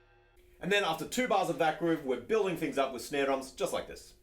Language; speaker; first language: English; native; English